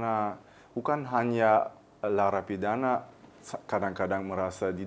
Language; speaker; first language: Indonesian; early bilingual, heritage; German